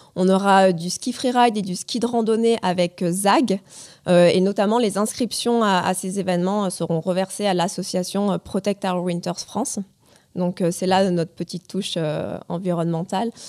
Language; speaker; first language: French; native; French